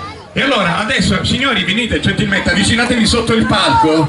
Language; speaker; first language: Italian; native; Italian